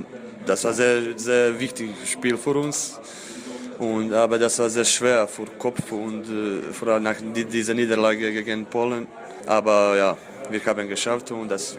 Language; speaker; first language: German; non-native, fluent; Croatian